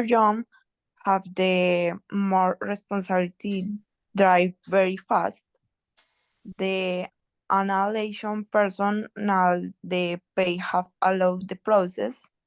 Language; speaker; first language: English; non-native, learner; Spanish